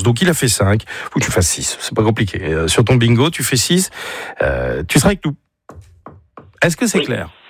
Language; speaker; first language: French; native; French